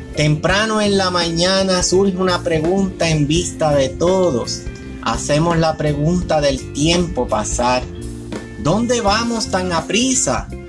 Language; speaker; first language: Spanish; native; Spanish